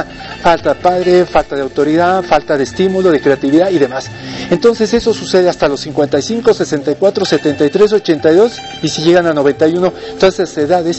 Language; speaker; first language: Spanish; native; Spanish